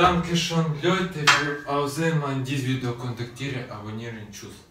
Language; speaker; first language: German; non-native, learner; Russian